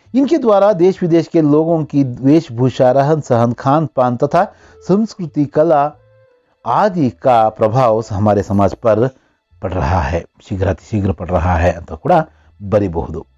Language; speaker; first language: Hindi; non-native, local second language; Kannada